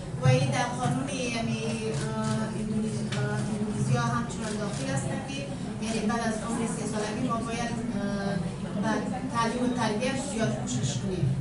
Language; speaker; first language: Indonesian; non-native, fluent; Persian